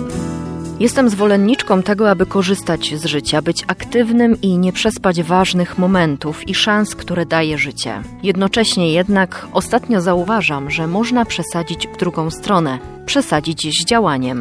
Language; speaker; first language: Polish; native; Polish